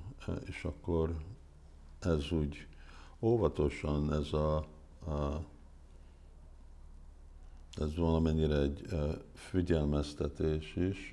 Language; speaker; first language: Hungarian; early bilingual, heritage; Hungarian